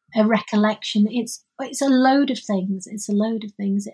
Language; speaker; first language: English; native; English